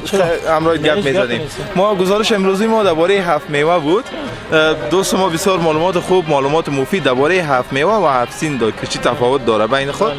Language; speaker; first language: Persian; non-native, local second language; Pashto